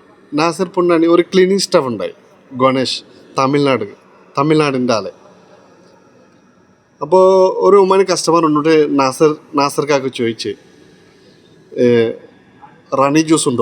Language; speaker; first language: Malayalam; non-native, learner; Bangla